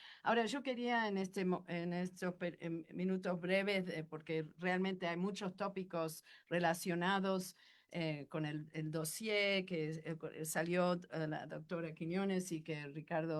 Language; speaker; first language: Spanish; non-native, fluent; English